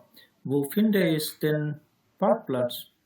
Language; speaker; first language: German; non-native, learner; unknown